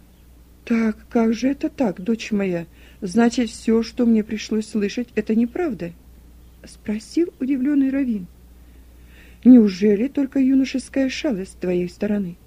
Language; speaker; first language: Russian; native; Russian